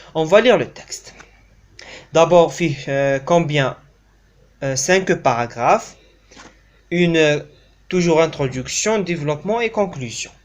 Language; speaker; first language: French; non-native, local second language; Arabic